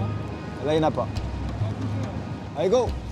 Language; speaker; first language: French; native; French